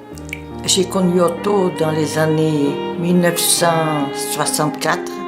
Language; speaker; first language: French; non-native, fluent; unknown